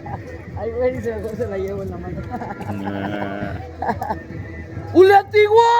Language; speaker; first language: Spanish; native; Spanish